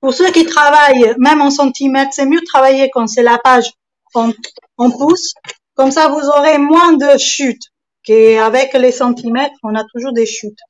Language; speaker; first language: French; non-native, fluent; Italian